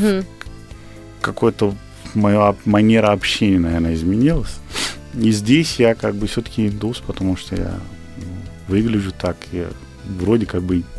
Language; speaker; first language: Russian; non-native, fluent; Kashmiri